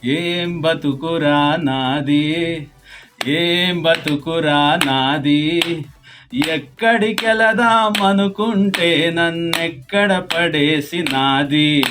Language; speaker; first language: Telugu; native; Telugu